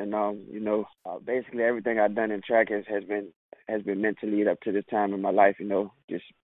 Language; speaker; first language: English; native; English